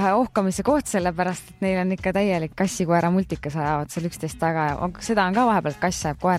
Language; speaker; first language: Estonian; native; Estonian